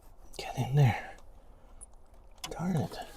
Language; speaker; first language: English; native; English